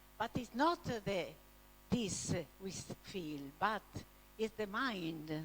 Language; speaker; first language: English; non-native, learner; Italian